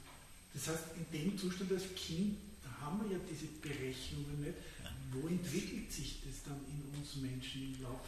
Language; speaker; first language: German; native; German